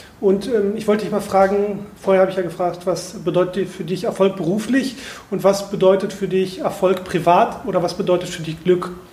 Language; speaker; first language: German; native; German